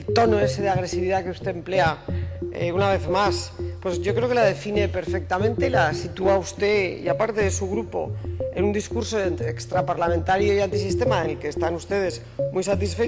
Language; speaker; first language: Spanish; native; Spanish